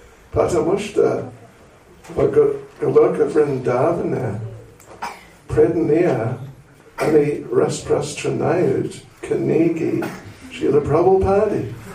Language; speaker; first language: Russian; non-native, learner; English